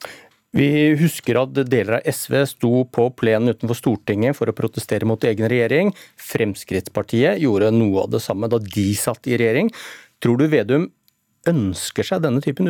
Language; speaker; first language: Norwegian; native; Norwegian